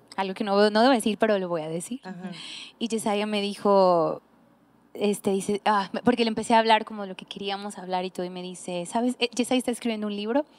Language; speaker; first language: Spanish; native; Spanish